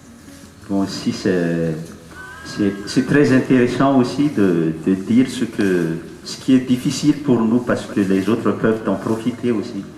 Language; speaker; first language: French; non-native, local second language; Malagasy